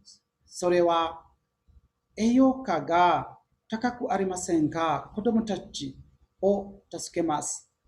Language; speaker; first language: Japanese; non-native, learner; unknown